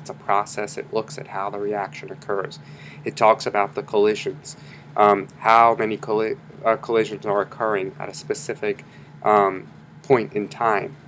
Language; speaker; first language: English; native; English